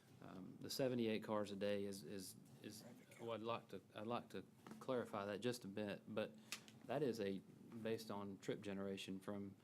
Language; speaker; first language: English; native; English